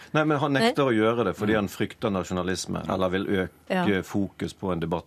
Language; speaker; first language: Norwegian; native; Norwegian